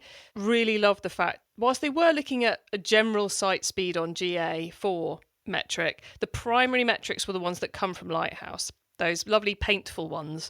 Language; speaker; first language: English; native; English